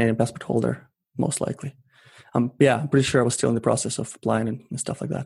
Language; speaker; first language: English; non-native, fluent; Ukrainian